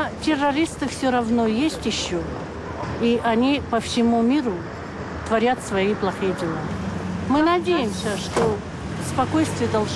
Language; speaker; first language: Russian; native; Russian